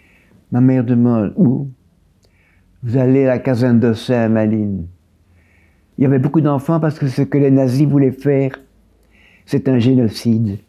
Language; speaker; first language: French; native; French